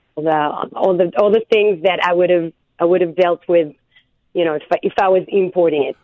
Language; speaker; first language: English; non-native, fluent; Hebrew